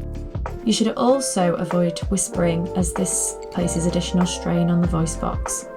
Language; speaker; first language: English; native; English